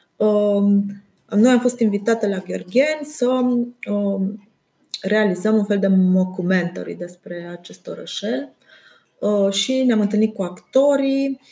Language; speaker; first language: Romanian; non-native, local second language; German